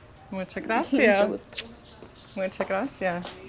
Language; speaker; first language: Spanish; non-native, learner; English